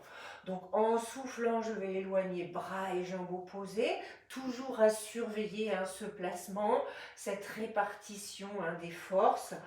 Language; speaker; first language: French; native; French